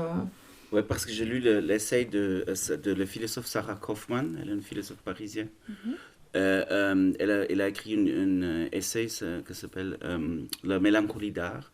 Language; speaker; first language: French; non-native, learner; German